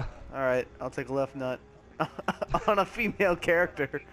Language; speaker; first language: English; native; English